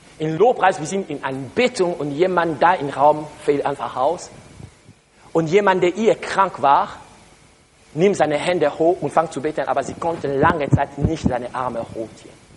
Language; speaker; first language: German; non-native, learner; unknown